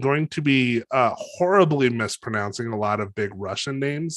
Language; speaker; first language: English; native; English